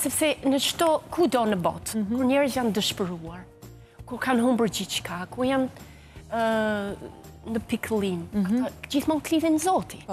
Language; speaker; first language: Albanian; non-native, fluent; English